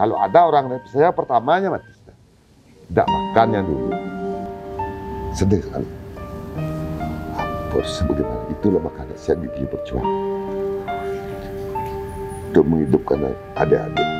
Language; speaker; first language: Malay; non-native, local second language; Balinese